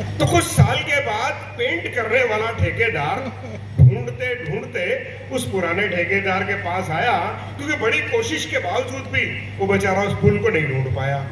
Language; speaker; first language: Hindi; non-native, local second language; Punjabi